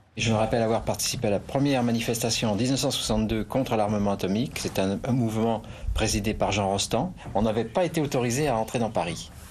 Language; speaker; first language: French; native; French